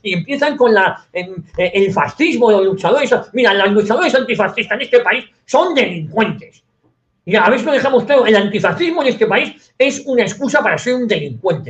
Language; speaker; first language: Spanish; native; Spanish